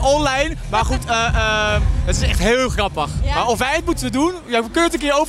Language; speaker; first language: Dutch; native; Dutch